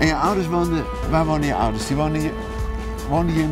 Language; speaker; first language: Dutch; native; Dutch